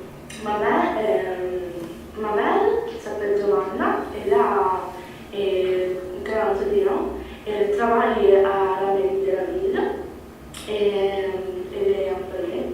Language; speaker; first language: French; non-native, learner; Italian